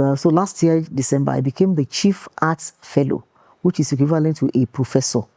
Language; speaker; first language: English; non-native, local second language; Yoruba